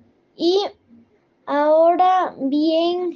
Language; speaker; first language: Spanish; non-native, learner; French